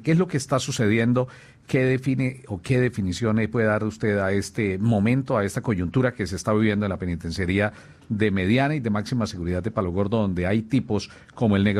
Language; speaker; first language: Spanish; native; Spanish